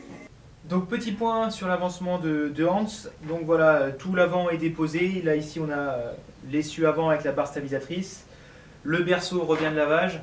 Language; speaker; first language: French; native; French